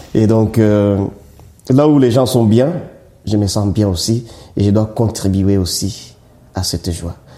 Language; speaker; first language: French; non-native, local second language; Swahili